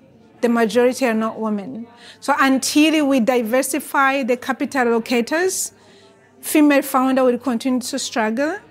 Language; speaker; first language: English; non-native, fluent; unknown